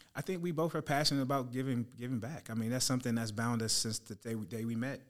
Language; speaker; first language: English; native; English